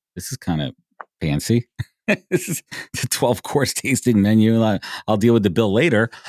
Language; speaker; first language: English; native; English